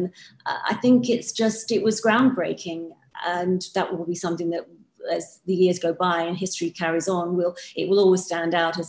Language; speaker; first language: English; native; English